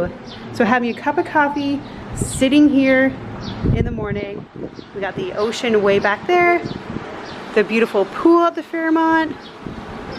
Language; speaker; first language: English; native; English